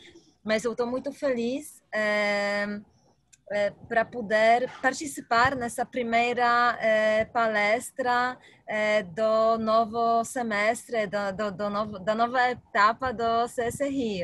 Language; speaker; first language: Portuguese; non-native, fluent; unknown